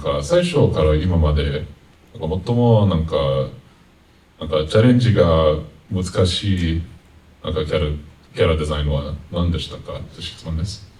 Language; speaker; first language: Japanese; non-native, fluent; English